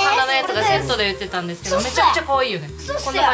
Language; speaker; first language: Japanese; native; Japanese